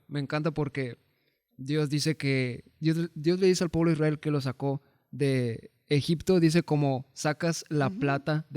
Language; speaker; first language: Spanish; native; Spanish